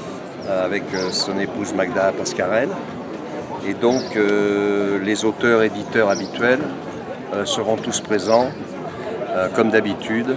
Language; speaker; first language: French; native; French